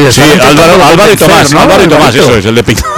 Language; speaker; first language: Spanish; native; Spanish